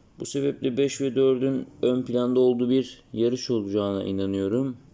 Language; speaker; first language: Turkish; native; Turkish